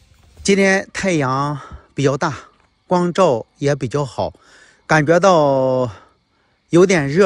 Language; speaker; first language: Chinese; native; Chinese